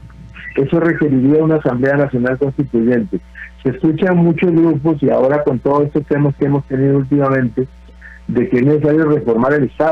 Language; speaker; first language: Spanish; native; Spanish